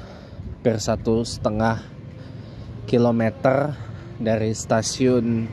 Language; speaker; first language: Indonesian; native; Indonesian